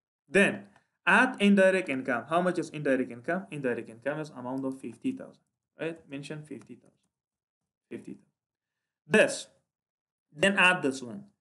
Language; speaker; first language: English; non-native, fluent; Persian